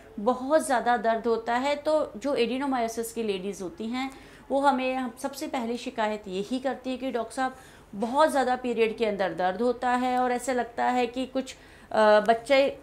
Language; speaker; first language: Hindi; native; Hindi